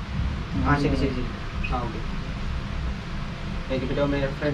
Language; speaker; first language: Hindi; non-native, local second language; Malayalam